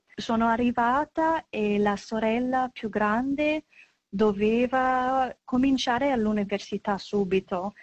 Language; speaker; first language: Italian; non-native, fluent; English